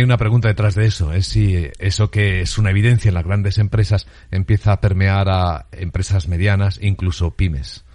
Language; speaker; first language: Spanish; native; Spanish